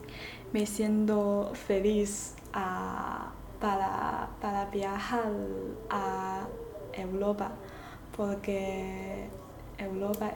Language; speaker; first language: Spanish; non-native, learner; Chinese